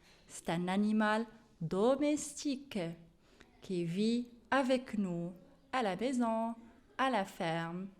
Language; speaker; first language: French; non-native, local second language; Arabic